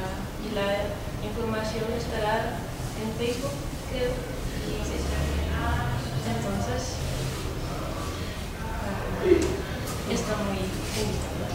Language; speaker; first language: Spanish; non-native, fluent; Dutch